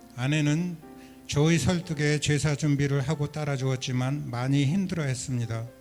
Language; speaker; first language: Korean; native; Korean